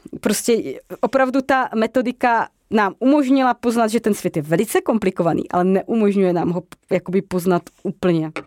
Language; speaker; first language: Czech; native; Czech